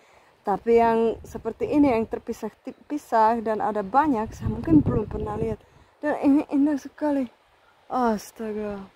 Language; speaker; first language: Indonesian; non-native, fluent; Czech